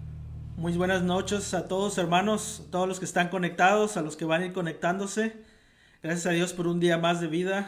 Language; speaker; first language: Spanish; native; Spanish